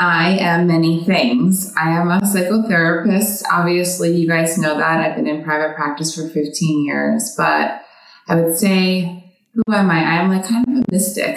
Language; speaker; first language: English; native; English